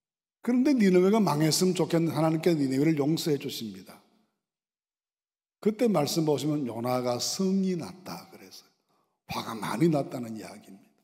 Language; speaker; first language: Korean; native; Korean